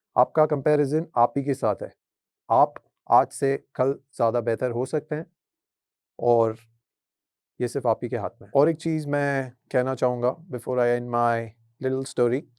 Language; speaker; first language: Hindi; native; Hindi